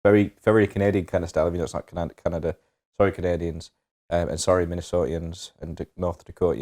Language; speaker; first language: English; native; English